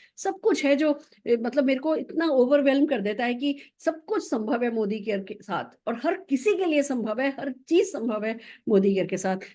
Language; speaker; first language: Hindi; native; Hindi